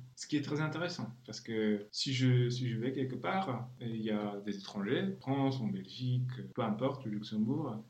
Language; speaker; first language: French; non-native, fluent; Czech